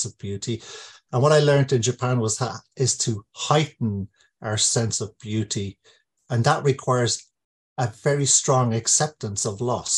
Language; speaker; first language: English; native; English